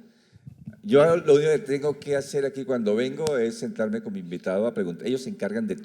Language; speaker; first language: Spanish; native; Spanish